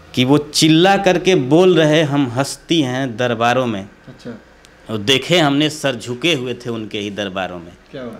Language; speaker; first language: Hindi; native; Hindi